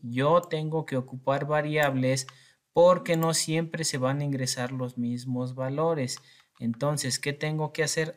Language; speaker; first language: Spanish; native; Spanish